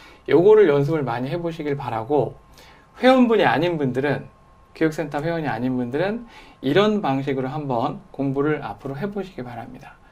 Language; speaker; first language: Korean; native; Korean